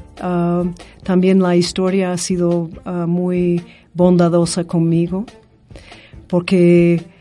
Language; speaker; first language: Spanish; non-native, fluent; English